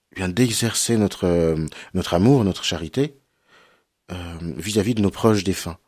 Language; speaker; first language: French; native; French